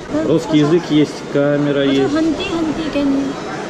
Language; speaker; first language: Russian; native; Russian